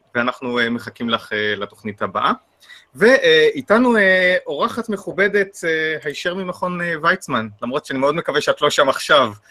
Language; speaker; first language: Hebrew; native; Hebrew